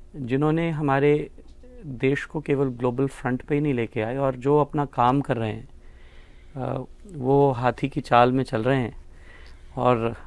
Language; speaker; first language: Hindi; native; Hindi